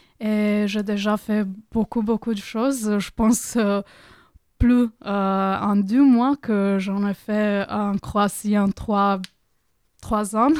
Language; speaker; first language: French; non-native, learner; Croatian